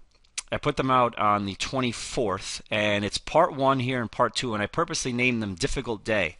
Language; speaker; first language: English; native; English